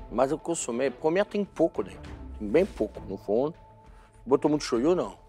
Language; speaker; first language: Portuguese; non-native, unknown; French